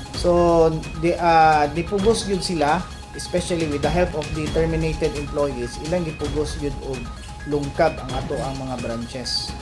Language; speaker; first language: Cebuano; native; Cebuano